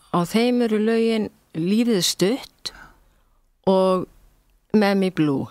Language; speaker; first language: Icelandic; native; Icelandic